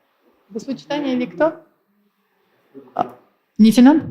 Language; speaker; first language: Russian; native; Russian